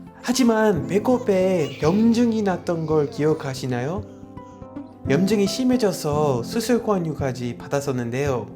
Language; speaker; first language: Korean; native; Korean